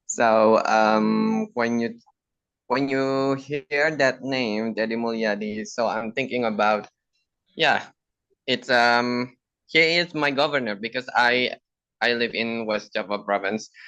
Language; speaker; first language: English; non-native, local second language; Indonesian